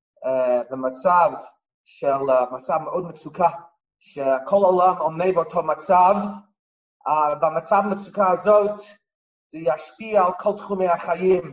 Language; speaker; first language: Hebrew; non-native, fluent; English